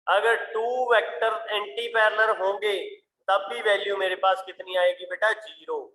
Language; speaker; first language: Hindi; non-native, local second language; Punjabi